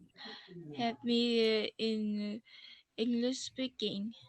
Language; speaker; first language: English; non-native, learner; Vietnamese